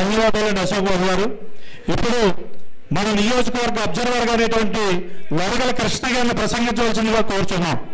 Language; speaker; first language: Telugu; native; Telugu